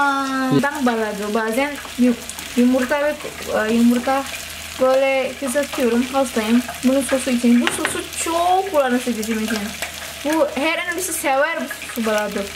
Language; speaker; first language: Turkish; non-native, learner; Indonesian